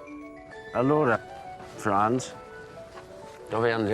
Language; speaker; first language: Italian; early bilingual, heritage; English